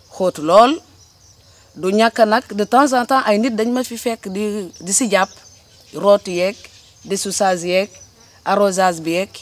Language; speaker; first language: Wolof; non-native, local second language; Jola-Fonyi